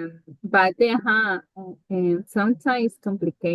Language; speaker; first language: English; non-native, learner; Spanish